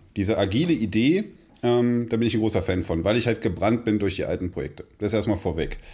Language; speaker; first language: German; native; German